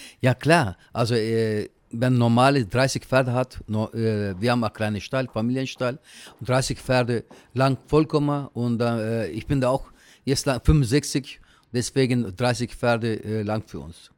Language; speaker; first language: German; non-native, learner; Turkish